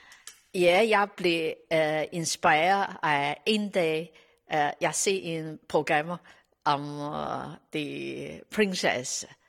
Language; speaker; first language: Danish; non-native, learner; Chinese